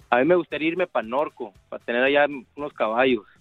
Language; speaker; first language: Spanish; early bilingual, heritage; Spanish